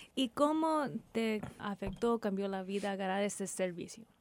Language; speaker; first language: Spanish; early bilingual, heritage; Spanish